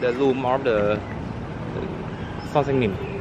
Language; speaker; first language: English; non-native, learner; Thai